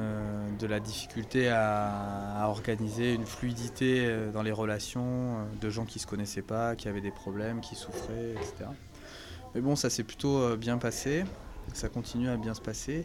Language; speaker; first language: French; native; French